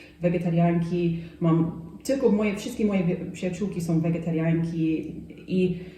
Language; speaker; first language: Polish; non-native, fluent; English